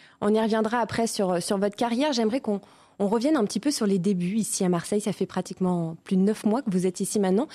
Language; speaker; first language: French; native; French